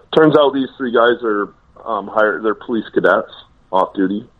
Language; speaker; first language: English; native; English